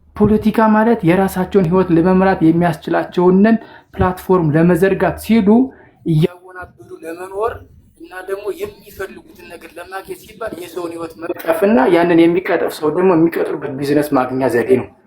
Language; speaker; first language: Amharic; native; Amharic